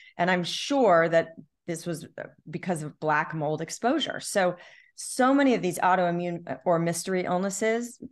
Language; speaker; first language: English; native; English